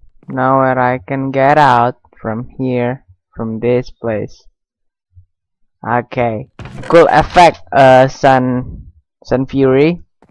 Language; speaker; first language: English; non-native, learner; Indonesian